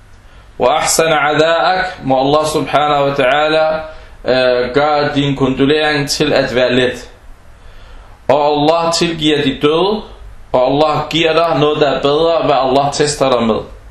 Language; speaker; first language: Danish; non-native, fluent; Arabic